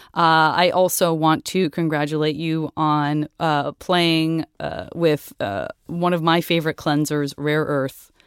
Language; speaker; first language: English; native; English